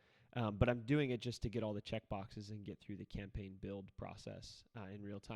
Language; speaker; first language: English; native; English